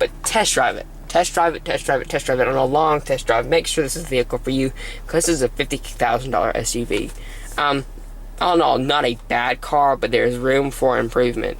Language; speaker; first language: English; native; English